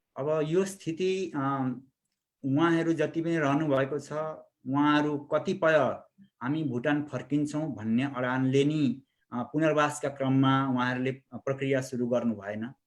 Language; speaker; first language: Nepali; native; Nepali